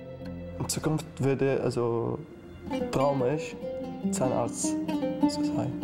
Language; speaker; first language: German; non-native, learner; Arabic